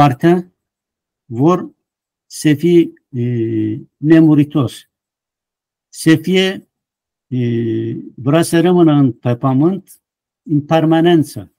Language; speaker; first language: Romanian; non-native, fluent; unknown